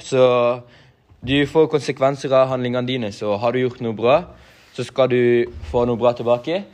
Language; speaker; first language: Norwegian; native; Norwegian